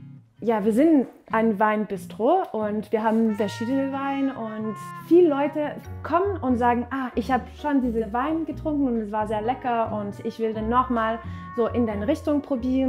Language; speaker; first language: German; non-native, fluent; French